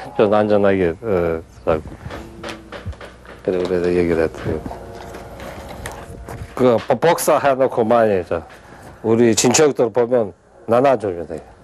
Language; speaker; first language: Korean; early bilingual, heritage; Korean